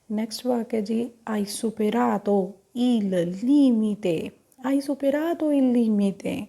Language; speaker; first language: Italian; non-native, fluent; Punjabi